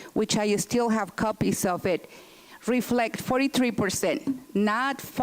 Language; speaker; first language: English; non-native, fluent; Spanish